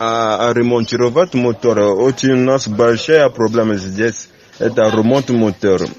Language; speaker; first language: Russian; non-native, learner; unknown